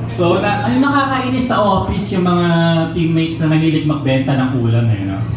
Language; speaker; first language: Filipino; native; Filipino